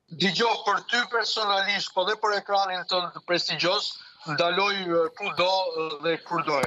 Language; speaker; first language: Albanian; early bilingual, heritage; Albanian